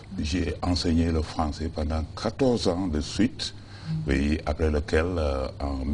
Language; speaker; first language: French; non-native, fluent; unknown